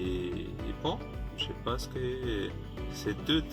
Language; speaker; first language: French; non-native, fluent; Portuguese